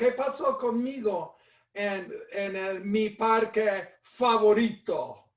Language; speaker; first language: Spanish; non-native, fluent; English